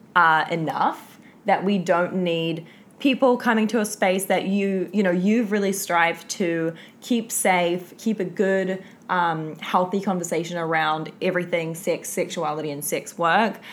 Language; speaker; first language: English; native; English